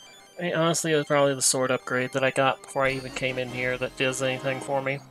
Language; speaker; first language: English; native; English